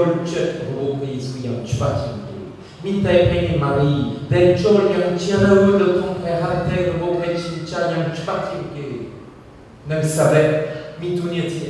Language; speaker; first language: Khmer; non-native, fluent; French